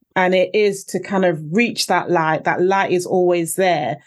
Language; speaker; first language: English; native; English